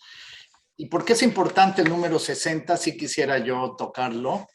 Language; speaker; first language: Spanish; native; Spanish